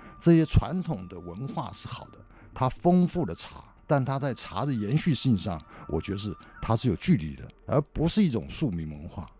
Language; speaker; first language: Chinese; native; Chinese